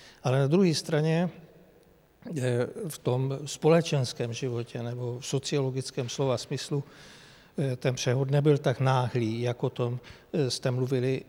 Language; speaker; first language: Czech; non-native, fluent; Hungarian